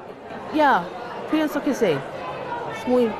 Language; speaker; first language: Spanish; non-native, learner; English